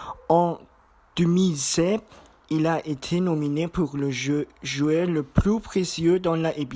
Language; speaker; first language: French; non-native, learner; German